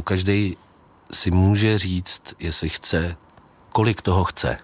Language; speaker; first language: Czech; native; Czech